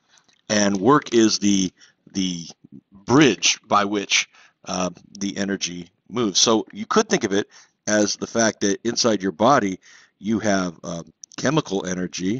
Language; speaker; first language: English; native; English